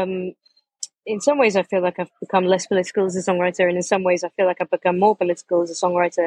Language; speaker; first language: English; native; English